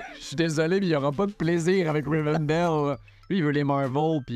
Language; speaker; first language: French; native; French